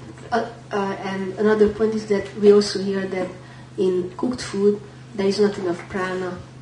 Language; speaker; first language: English; non-native, fluent; Hungarian